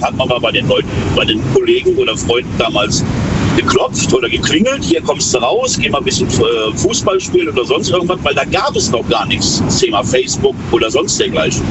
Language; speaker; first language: German; native; German